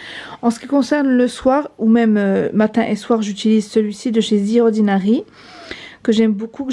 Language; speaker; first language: French; native; French